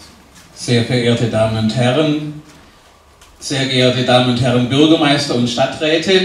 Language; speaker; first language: German; native; German